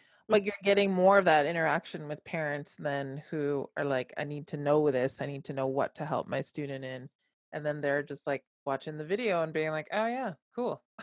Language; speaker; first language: English; native; English